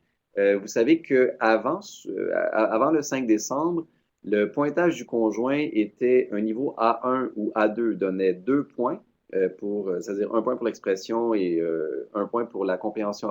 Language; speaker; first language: French; native; French